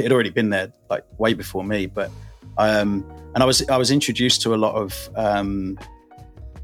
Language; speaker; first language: English; native; English